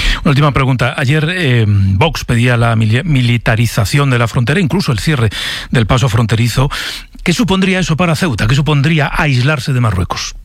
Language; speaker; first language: Spanish; native; Spanish